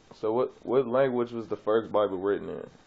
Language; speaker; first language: English; native; English